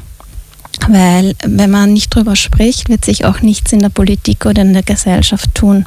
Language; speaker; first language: German; native; German